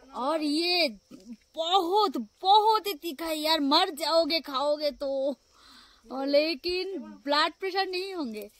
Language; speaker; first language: Hindi; non-native, local second language; Bangla